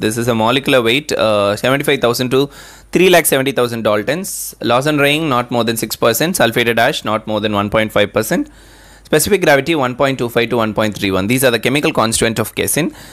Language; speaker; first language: English; non-native, local second language; Tamil